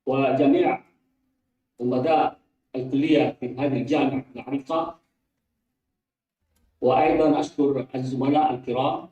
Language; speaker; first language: Arabic; non-native, fluent; Indonesian